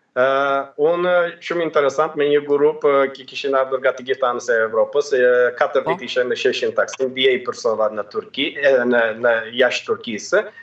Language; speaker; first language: Albanian; early bilingual, heritage; Albanian